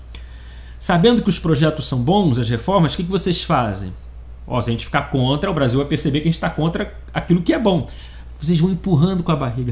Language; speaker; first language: Portuguese; native; Portuguese